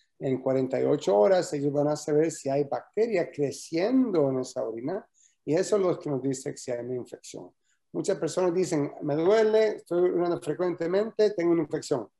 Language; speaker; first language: Spanish; early bilingual, heritage; Spanish